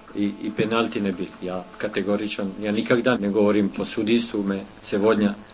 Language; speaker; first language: Russian; non-native, learner; Serbian